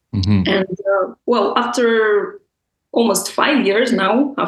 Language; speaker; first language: English; non-native, fluent; Russian